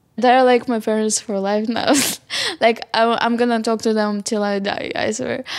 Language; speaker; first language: English; non-native, fluent; Ukrainian